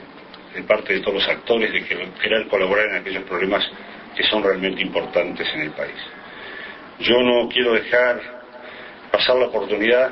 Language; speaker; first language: Spanish; native; Spanish